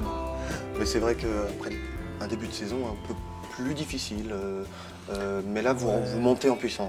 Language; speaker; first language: French; native; French